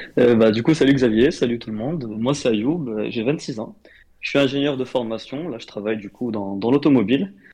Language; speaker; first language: French; non-native, local second language; Arabic